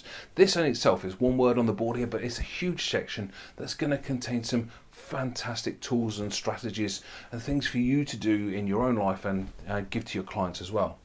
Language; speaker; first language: English; native; English